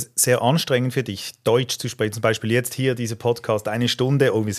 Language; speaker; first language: German; native; German